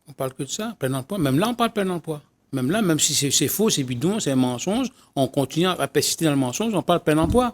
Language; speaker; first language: French; non-native, local second language; Réunion Creole French